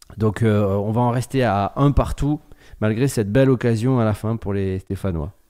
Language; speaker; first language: French; native; French